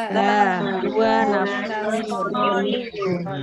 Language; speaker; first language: Arabic; non-native, learner; Indonesian